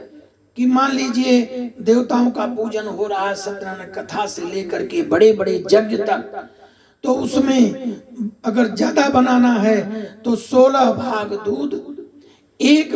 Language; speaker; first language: Hindi; native; Hindi